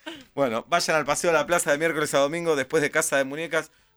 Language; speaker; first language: Spanish; native; Spanish